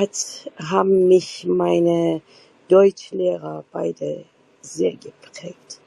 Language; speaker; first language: German; non-native, fluent; Persian